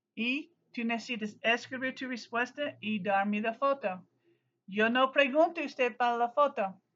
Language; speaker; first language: Spanish; non-native, learner; English